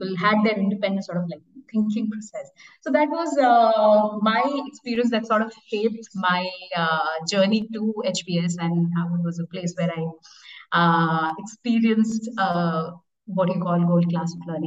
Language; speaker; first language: English; non-native, local second language; Bangla